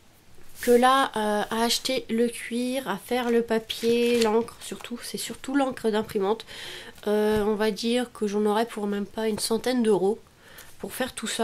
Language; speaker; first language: French; native; French